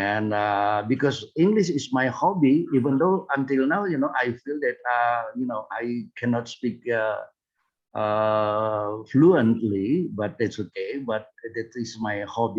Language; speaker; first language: English; non-native, fluent; Indonesian